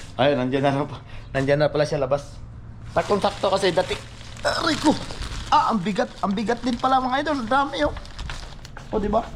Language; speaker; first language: Filipino; native; Filipino